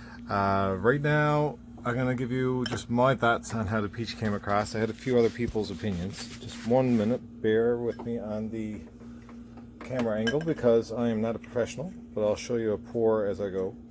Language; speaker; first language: English; native; English